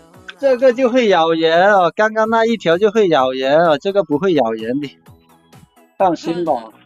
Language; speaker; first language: Chinese; native; Chinese